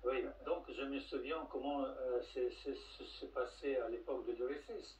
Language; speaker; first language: French; non-native, fluent; Russian